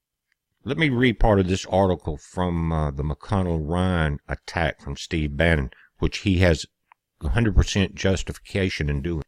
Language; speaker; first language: English; native; English